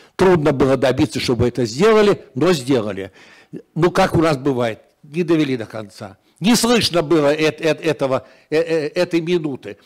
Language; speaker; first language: Russian; native; Russian